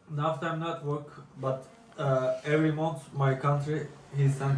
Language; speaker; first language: English; non-native, learner; Turkish